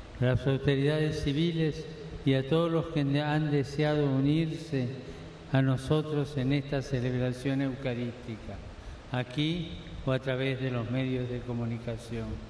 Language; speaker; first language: Spanish; native; Spanish